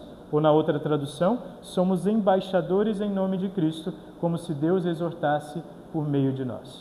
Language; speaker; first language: Portuguese; native; Portuguese